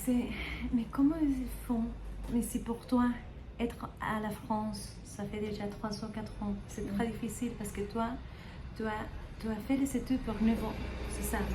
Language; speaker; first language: French; non-native, learner; Spanish